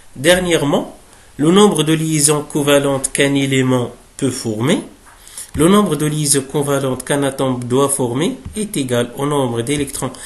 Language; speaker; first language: French; non-native, local second language; Arabic